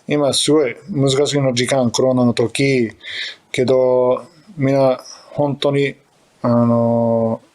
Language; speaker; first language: Japanese; non-native, learner; English